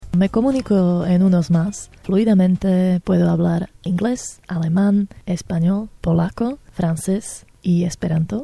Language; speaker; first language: Spanish; non-native, fluent; Slovak